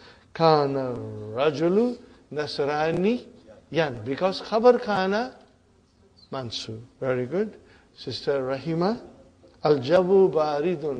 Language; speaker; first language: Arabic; non-native, fluent; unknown